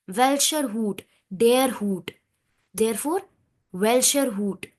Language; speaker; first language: German; non-native, fluent; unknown